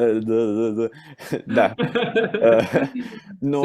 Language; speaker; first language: Russian; non-native, learner; English